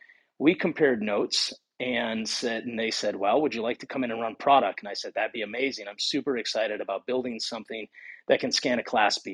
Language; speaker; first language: English; native; English